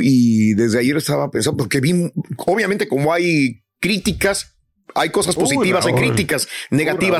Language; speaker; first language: Spanish; native; Spanish